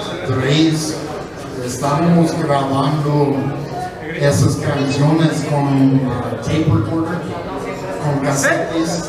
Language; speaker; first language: Spanish; non-native, fluent; English